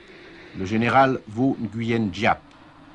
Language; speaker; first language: French; native; French